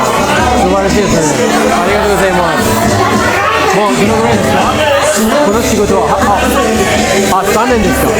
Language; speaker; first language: Japanese; non-native, learner; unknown